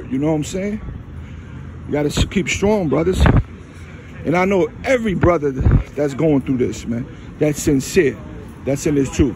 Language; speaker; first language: English; native; English